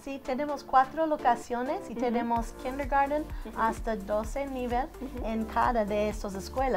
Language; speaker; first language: Spanish; early bilingual, heritage; Spanish